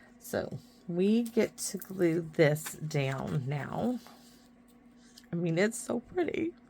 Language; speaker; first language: English; native; English